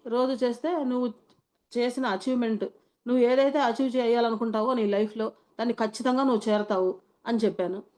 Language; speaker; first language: Telugu; native; Telugu